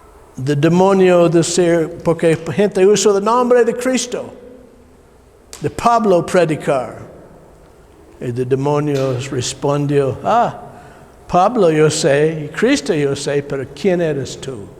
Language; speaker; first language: Spanish; non-native, learner; English